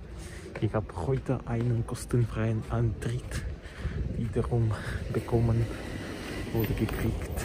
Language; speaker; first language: German; non-native, learner; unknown